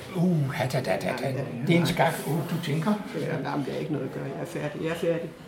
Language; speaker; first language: Danish; native; Danish